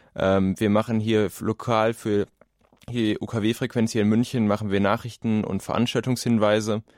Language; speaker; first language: German; native; German